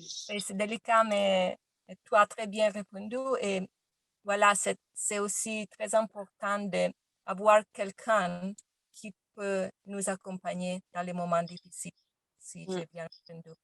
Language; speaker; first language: French; non-native, learner; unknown